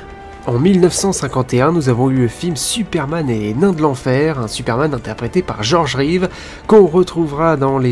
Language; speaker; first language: French; native; French